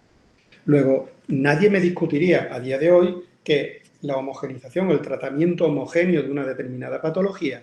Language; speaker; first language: Spanish; native; Spanish